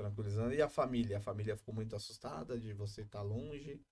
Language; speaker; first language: Portuguese; native; Portuguese